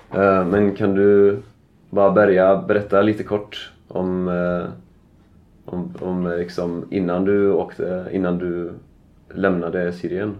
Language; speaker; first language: Swedish; native; Swedish